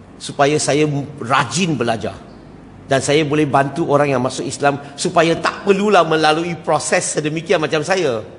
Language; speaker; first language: Malay; non-native, local second language; Chinese